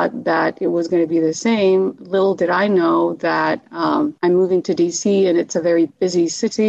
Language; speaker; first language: English; non-native, fluent; Arabic